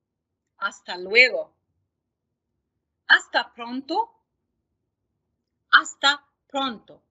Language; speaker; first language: Spanish; non-native, fluent; Arabic